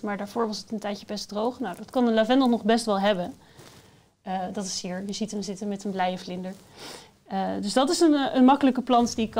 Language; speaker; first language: Dutch; native; Dutch